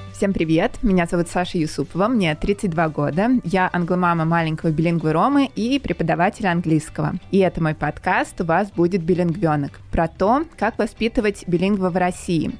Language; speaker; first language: Russian; native; Russian